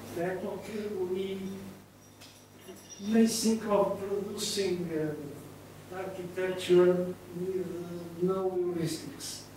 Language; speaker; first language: English; non-native, learner; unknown